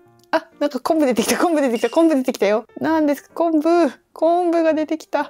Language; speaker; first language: Japanese; native; Japanese